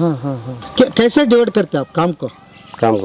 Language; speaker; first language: Hindi; non-native, local second language; Kannada